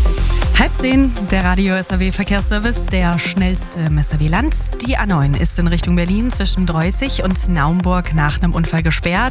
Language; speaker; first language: German; native; German